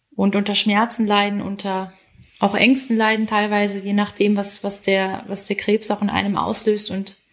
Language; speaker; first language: German; native; German